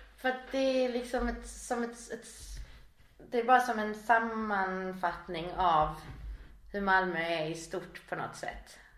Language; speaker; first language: Swedish; native; Swedish